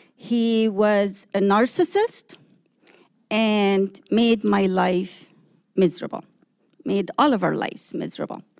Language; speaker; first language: English; early bilingual, other home language; Arabic